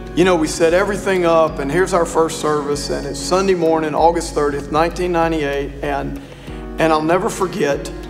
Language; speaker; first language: English; native; English